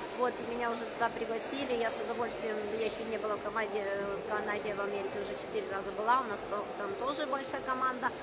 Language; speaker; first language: Russian; non-native, local second language; Ukrainian